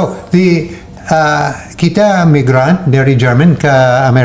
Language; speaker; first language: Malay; non-native, fluent; English